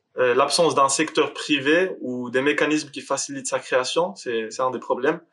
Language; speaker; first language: French; non-native, local second language; Arabic